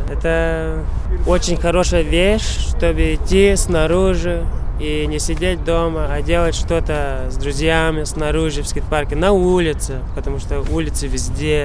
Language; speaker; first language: Russian; non-native, local second language; Latvian